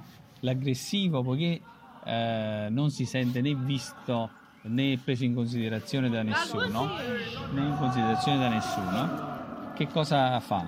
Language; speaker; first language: Italian; native; Italian